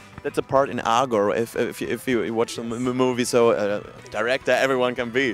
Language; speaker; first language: English; non-native, fluent; German